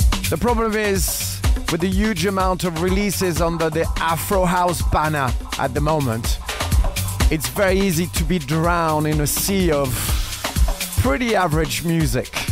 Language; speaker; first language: English; non-native, fluent; French